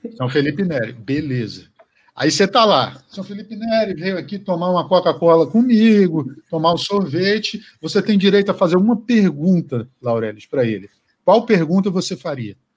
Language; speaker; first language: Portuguese; native; Portuguese